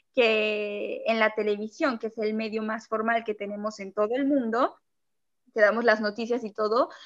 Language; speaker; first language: Spanish; native; Spanish